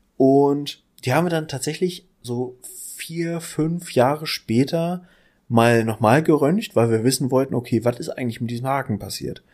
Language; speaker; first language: German; native; German